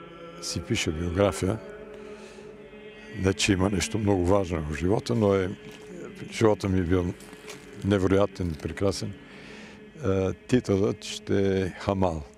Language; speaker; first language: Bulgarian; early bilingual, heritage; Bulgarian